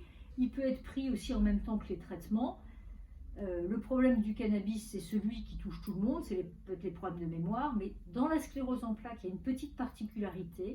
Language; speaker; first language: French; native; French